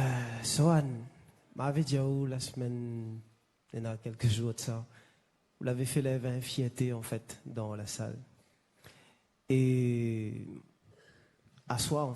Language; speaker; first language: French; non-native, local second language; Réunion Creole French